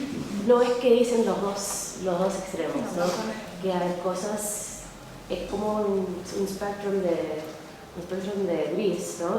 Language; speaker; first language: Spanish; non-native, fluent; English